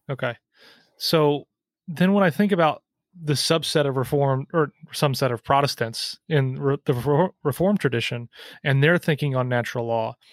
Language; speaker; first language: English; native; English